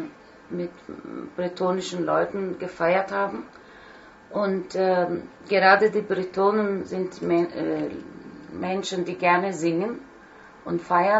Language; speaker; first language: German; non-native, fluent; Turkish